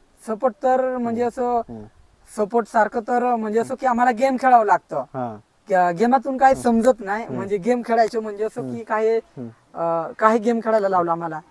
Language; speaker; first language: Marathi; non-native, local second language; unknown